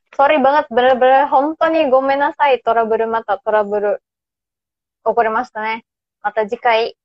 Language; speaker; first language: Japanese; non-native, fluent; Indonesian